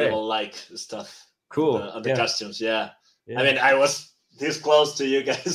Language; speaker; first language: English; non-native, fluent; Spanish